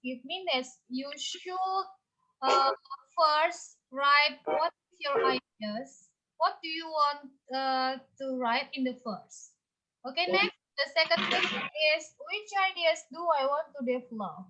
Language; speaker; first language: English; non-native, fluent; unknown